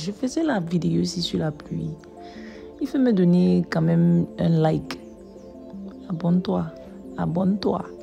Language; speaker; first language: French; non-native, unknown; English